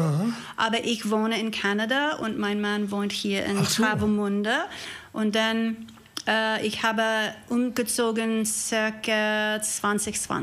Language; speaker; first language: German; non-native, learner; English